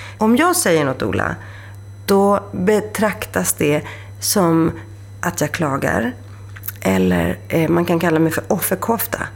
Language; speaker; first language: Swedish; early bilingual, other home language; Greek